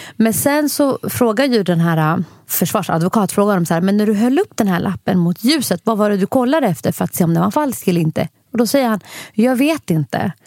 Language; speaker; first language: Swedish; early bilingual, other home language; Somali